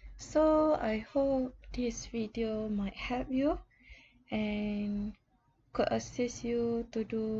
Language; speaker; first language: English; non-native, local second language; Malay